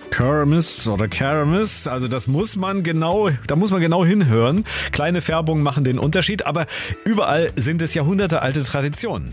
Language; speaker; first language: German; native; German